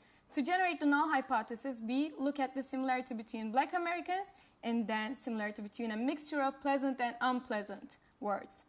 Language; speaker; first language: English; non-native, fluent; Turkish